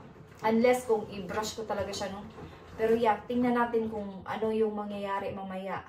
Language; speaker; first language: Filipino; native; Filipino